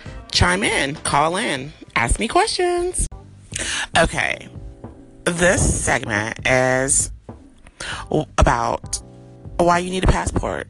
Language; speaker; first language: English; early bilingual, other home language; German